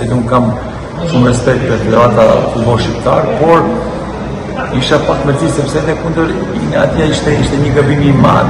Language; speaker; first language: Albanian; non-native, learner; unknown